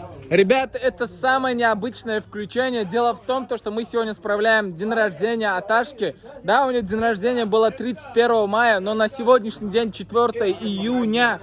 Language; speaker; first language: Russian; non-native, fluent; Turkmen